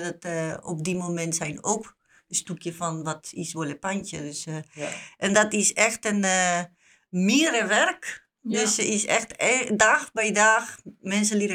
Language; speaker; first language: Dutch; non-native, learner; Spanish